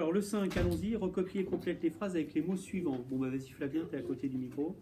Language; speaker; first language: French; native; French